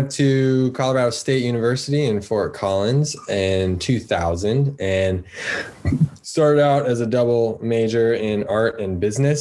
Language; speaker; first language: English; native; English